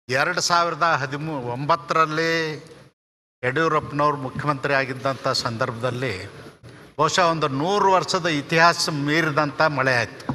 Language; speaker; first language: Kannada; native; Kannada